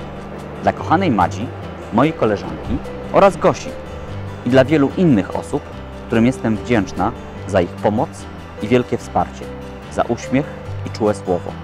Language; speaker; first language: Polish; native; Polish